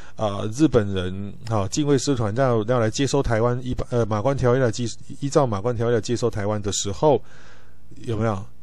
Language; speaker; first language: Chinese; native; Chinese